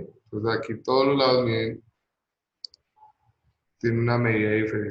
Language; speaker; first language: Spanish; native; Spanish